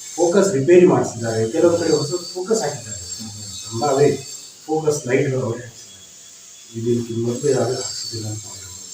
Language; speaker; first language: Kannada; non-native, local second language; Lambadi